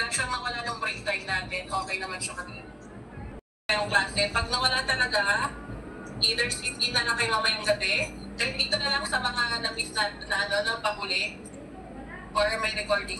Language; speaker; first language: Filipino; native; Filipino